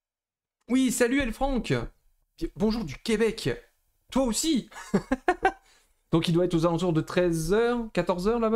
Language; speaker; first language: French; native; French